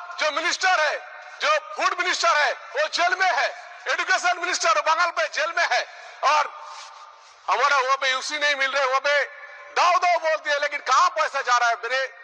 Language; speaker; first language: Hindi; non-native, local second language; Bangla